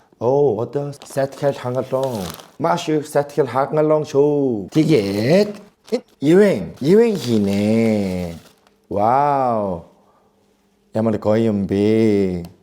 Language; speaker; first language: Mongolian; non-native, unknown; Korean